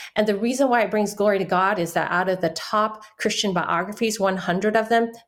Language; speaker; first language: English; early bilingual, other home language; Chinese